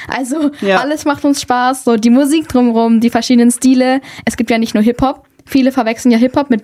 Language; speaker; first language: German; native; German